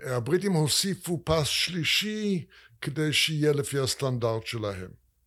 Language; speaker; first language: Hebrew; non-native, fluent; English